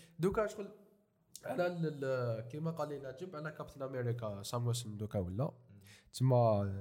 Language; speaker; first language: Arabic; native; Arabic